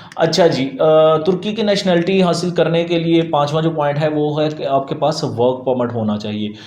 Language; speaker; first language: Urdu; native; Urdu